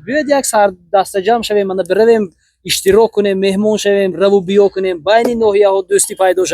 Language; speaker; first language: Persian; native; Persian